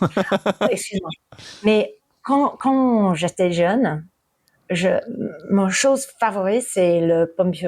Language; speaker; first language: French; early bilingual, heritage; English